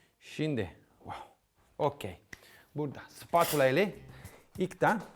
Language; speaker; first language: Turkish; non-native, learner; Italian